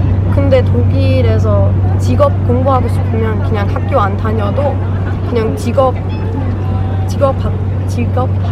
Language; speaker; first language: Korean; non-native, learner; German